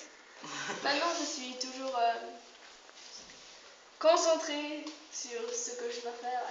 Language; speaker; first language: French; non-native, learner; Spanish